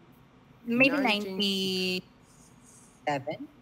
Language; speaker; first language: English; non-native, local second language; Filipino